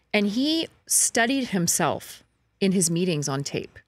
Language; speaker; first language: English; native; English